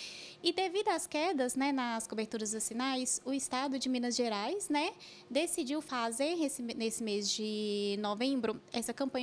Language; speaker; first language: Portuguese; native; Portuguese